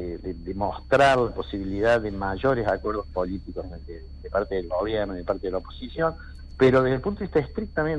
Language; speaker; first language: Spanish; native; Spanish